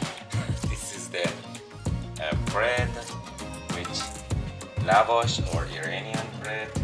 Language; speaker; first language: English; non-native, learner; Azerbaijani